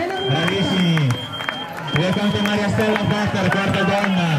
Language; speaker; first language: Italian; native; Italian